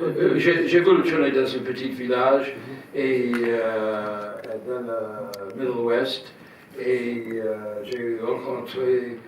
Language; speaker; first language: French; non-native, fluent; English